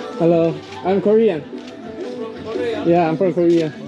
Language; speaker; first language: English; non-native, learner; Korean